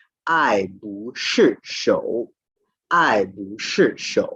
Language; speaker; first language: Chinese; non-native, fluent; Swahili